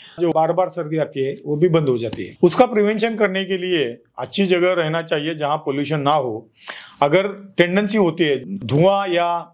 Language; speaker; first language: Hindi; non-native, local second language; Marathi